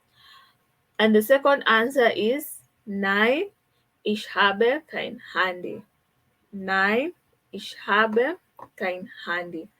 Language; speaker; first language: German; non-native, fluent; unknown